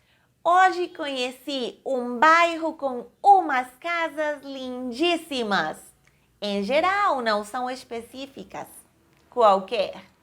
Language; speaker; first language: Portuguese; non-native, fluent; Spanish